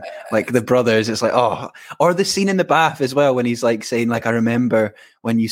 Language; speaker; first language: English; native; English